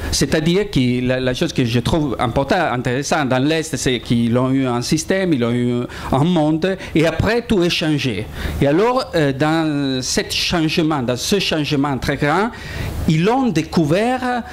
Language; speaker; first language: French; non-native, fluent; Italian